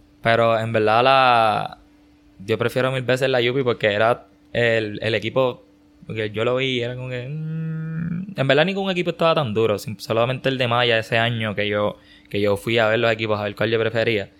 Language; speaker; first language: Spanish; native; Spanish